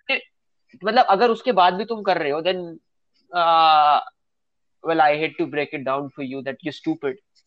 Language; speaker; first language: Hindi; native; Hindi